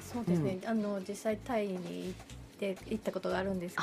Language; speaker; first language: Japanese; non-native, learner; Thai